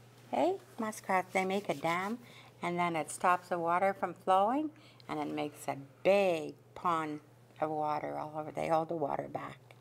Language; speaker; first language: English; non-native, local second language; French